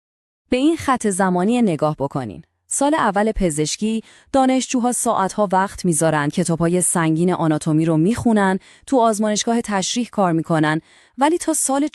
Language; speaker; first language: Persian; native; Persian